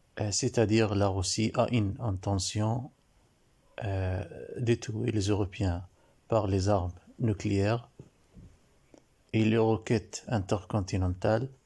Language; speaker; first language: French; non-native, learner; Arabic